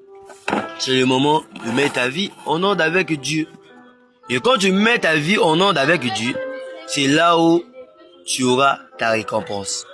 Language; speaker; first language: French; non-native, local second language; Lingala